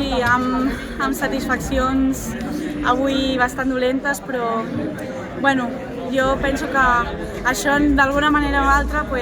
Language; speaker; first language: Catalan; native; Catalan